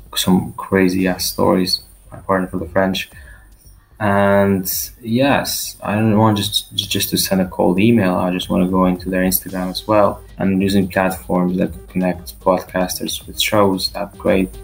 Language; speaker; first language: English; non-native, fluent; Albanian